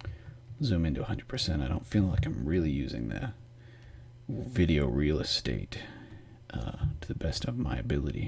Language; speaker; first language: English; native; English